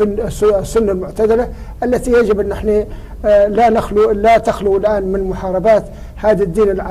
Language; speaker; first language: Arabic; native; Arabic